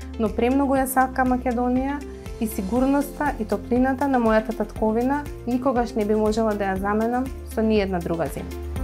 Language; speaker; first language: Macedonian; early bilingual, other home language; Croatian